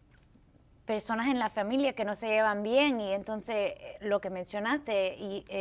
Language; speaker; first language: Spanish; early bilingual, heritage; English